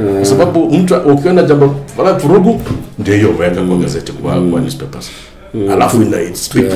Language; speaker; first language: Swahili; non-native, local second language; Kalenjin